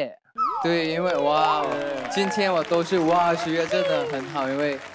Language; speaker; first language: Chinese; non-native, learner; Thai